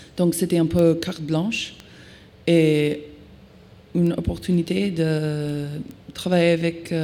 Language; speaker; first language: French; non-native, learner; English